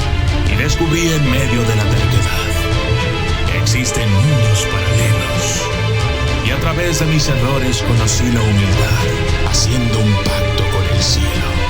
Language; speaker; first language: Spanish; native; Spanish